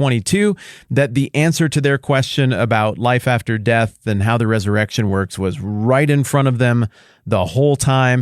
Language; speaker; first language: English; native; English